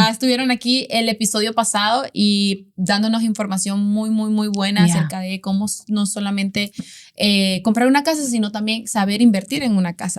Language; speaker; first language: Spanish; native; Spanish